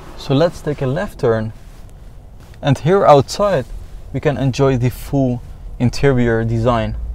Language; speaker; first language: English; non-native, fluent; Dutch